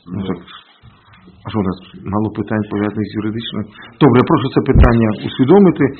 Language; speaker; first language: Ukrainian; non-native, local second language; Russian